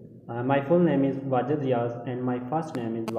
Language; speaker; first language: English; non-native, learner; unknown